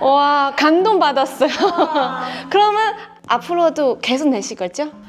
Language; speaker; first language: Korean; non-native, fluent; Chinese